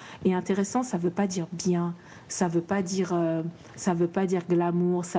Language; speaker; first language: French; native; French